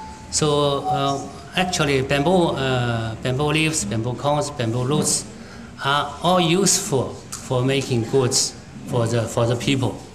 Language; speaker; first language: English; non-native, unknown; Chinese